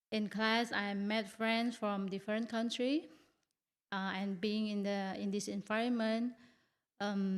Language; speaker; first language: English; non-native, learner; Indonesian